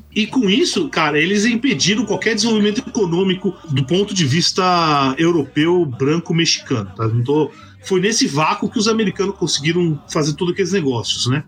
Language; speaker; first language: Portuguese; native; Portuguese